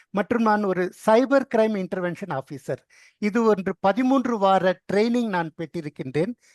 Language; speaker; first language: Tamil; non-native, local second language; Telugu